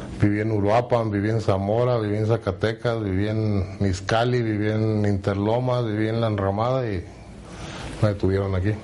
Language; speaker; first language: Spanish; native; Spanish